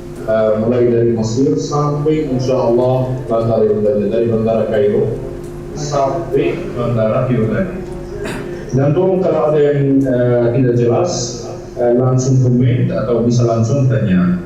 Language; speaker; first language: Indonesian; non-native, fluent; Arabic